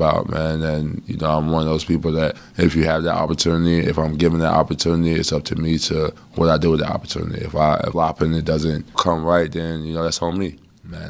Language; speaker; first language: English; native; English